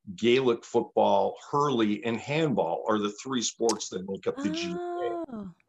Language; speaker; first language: English; native; English